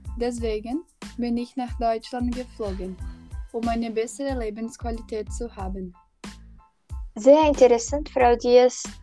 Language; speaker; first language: German; non-native, learner; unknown